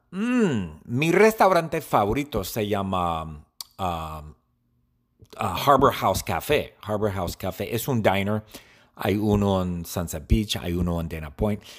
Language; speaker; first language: Spanish; non-native, learner; English